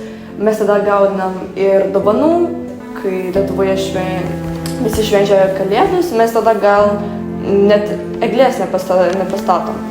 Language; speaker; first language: Lithuanian; non-native, learner; Ukrainian